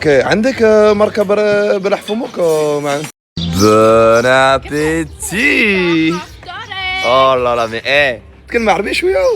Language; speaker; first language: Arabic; early bilingual, heritage; Arabic